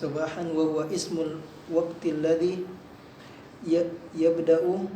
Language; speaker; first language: Arabic; non-native, learner; Indonesian